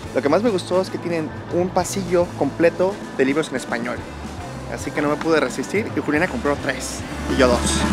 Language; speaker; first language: Spanish; native; Spanish